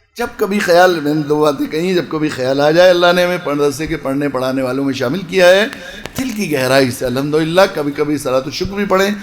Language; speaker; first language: Urdu; native; Urdu